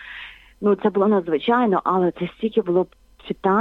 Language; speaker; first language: Ukrainian; native; Ukrainian